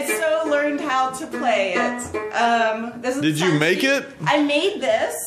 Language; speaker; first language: English; native; English